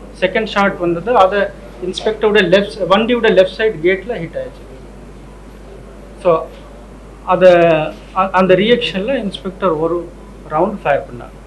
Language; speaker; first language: Tamil; non-native, local second language; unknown